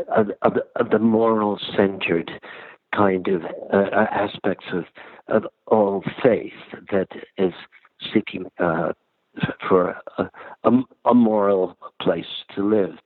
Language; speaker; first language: English; early bilingual, other home language; Ukrainian